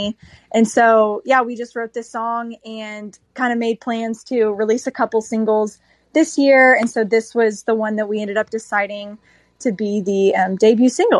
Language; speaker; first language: English; native; English